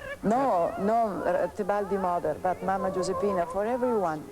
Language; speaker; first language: English; non-native, learner; Italian